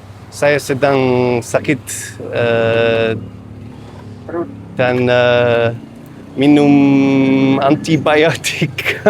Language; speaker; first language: Indonesian; non-native, learner; English